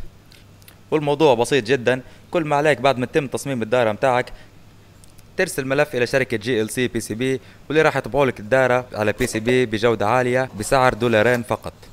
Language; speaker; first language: Arabic; native; Arabic